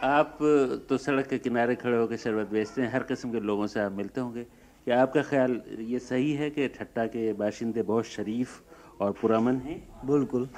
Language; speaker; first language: Urdu; native; Urdu